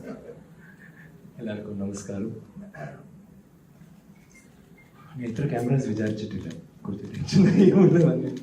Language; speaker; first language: Malayalam; non-native, learner; Tamil